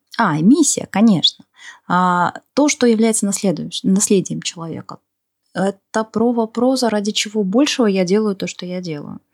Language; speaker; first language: Russian; native; Russian